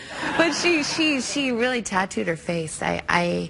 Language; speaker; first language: English; native; English